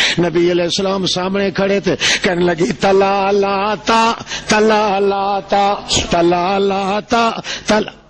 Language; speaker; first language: Urdu; non-native, local second language; Saraiki